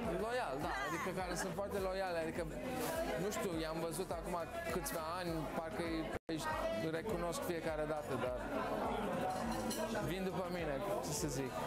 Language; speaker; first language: Romanian; early bilingual, heritage; Romanian